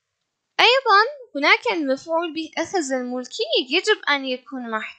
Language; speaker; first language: Arabic; non-native, fluent; Turkish